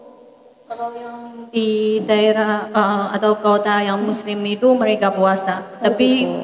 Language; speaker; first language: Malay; non-native, fluent; Chinese